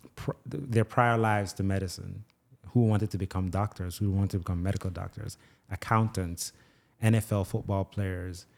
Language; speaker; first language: English; non-native, local second language; Igbo